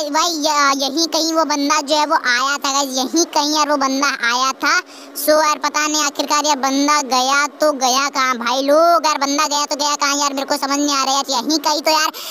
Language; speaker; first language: Hindi; native; Hindi